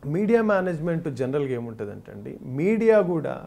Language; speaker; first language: Telugu; native; Telugu